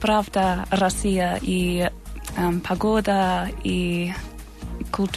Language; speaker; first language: Russian; non-native, learner; English